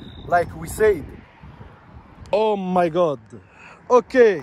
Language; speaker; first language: English; non-native, learner; French